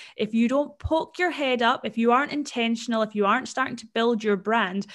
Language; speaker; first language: English; native; English